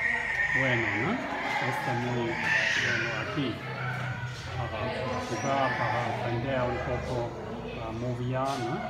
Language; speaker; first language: Spanish; non-native, learner; German